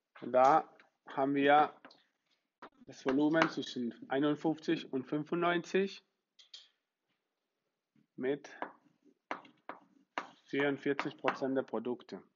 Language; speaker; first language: German; non-native, fluent; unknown